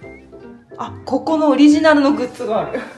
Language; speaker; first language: Japanese; native; Japanese